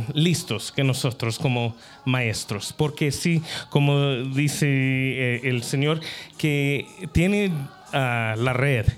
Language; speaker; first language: Spanish; non-native, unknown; English